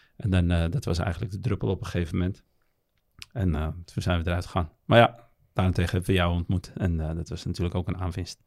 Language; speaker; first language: Dutch; early bilingual, other home language; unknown